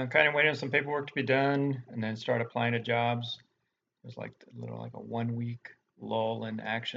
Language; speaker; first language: English; native; English